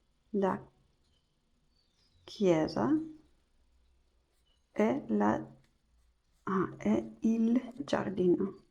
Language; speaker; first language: Italian; non-native, learner; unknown